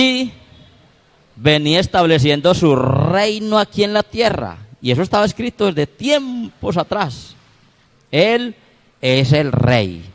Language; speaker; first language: Spanish; native; Spanish